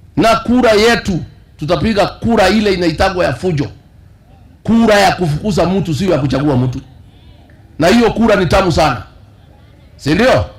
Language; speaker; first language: Swahili; non-native, local second language; Kikuyu